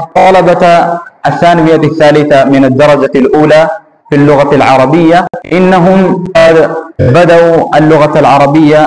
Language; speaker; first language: Arabic; non-native, fluent; Urdu